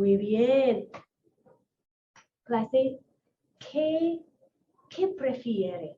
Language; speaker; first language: Spanish; non-native, fluent; English